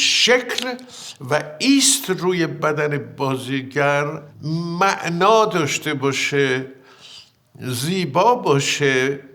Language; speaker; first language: Persian; native; Persian